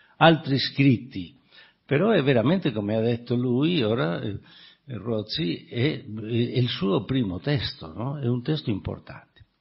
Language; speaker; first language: Italian; non-native, fluent; Spanish